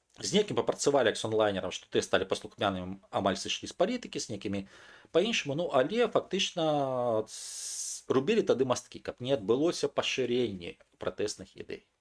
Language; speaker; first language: Belarusian; non-native, local second language; Russian